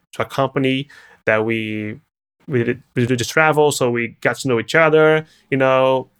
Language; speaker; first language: English; non-native, fluent; Portuguese